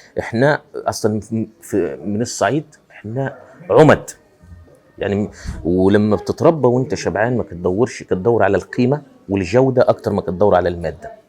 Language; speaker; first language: Arabic; native; Arabic